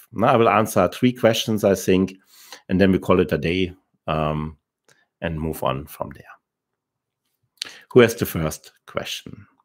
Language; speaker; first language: English; non-native, fluent; German